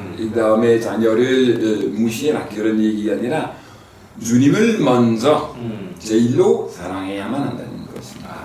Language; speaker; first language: Korean; non-native, fluent; French